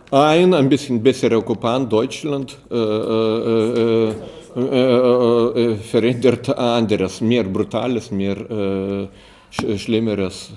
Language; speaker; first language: German; non-native, learner; Lithuanian